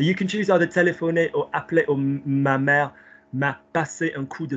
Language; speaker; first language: French; non-native, fluent; English